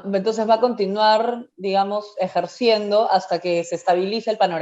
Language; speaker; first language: Spanish; native; Spanish